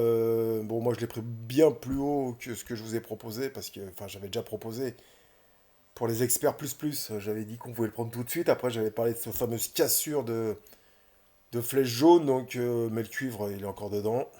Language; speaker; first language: French; native; French